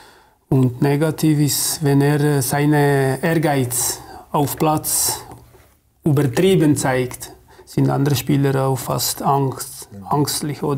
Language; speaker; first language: German; non-native, fluent; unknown